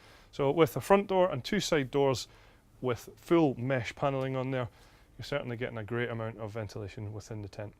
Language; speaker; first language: English; native; English